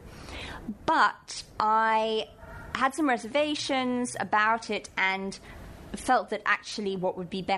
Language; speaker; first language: English; native; English